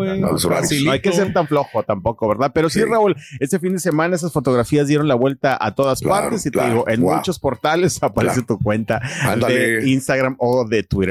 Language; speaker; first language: Spanish; native; Spanish